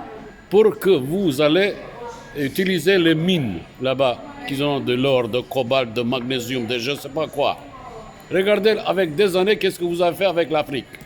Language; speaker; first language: French; non-native, fluent; Turkish